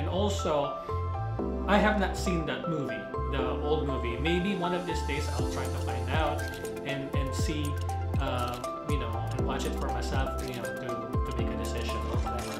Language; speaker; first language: English; non-native, local second language; Filipino